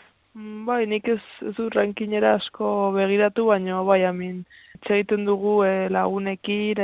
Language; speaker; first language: Basque; non-native, local second language; Spanish